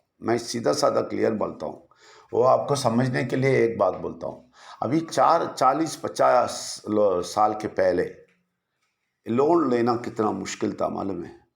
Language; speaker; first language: Hindi; non-native, local second language; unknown